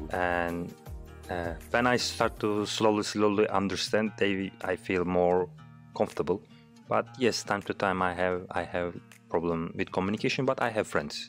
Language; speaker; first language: English; non-native, learner; Turkish